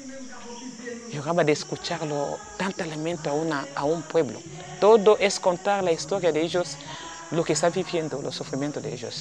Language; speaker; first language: Spanish; non-native, fluent; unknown